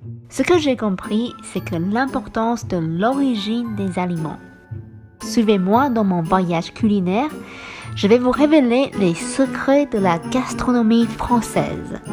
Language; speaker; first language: French; non-native, fluent; Chinese